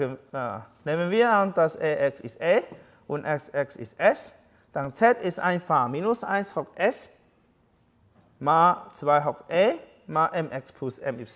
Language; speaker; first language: German; non-native, fluent; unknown